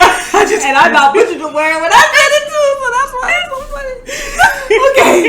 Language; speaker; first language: English; native; English